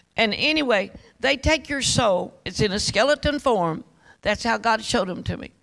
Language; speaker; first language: English; native; English